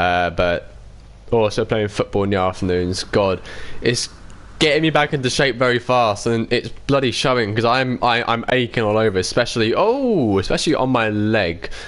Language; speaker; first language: English; native; English